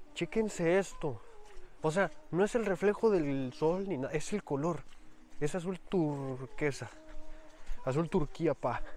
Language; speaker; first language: Spanish; native; Spanish